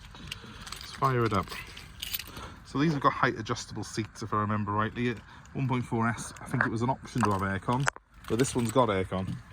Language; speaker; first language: English; native; English